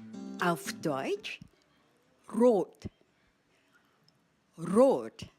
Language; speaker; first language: German; non-native, fluent; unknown